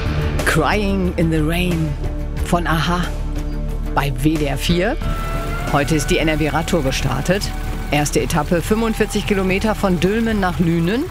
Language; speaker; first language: German; native; German